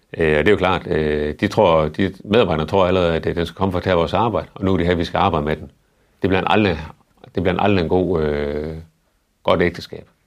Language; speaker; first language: Danish; native; Danish